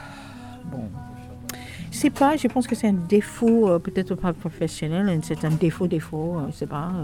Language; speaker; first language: French; non-native, fluent; English